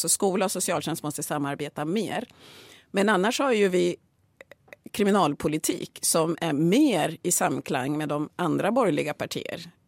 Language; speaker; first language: Swedish; early bilingual, other home language; Swahili